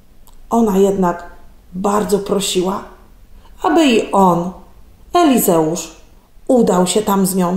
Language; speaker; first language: Polish; native; Polish